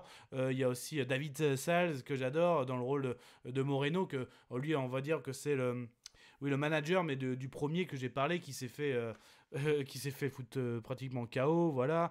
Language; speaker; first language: French; native; French